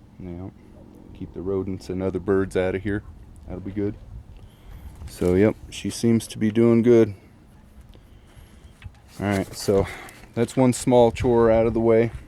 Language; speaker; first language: English; native; English